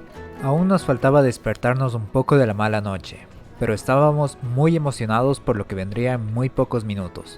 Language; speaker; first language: Spanish; native; Spanish